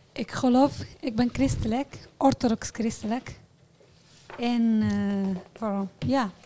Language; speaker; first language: Dutch; non-native, learner; Tigrinya